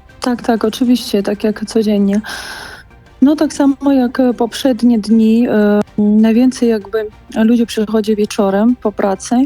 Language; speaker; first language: Polish; non-native, fluent; Georgian